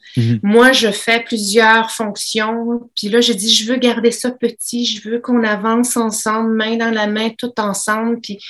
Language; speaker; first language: French; native; French